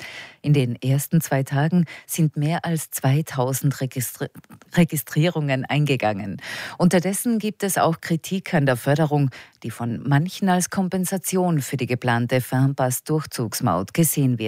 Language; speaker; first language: German; native; German